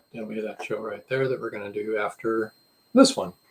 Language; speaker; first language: English; native; English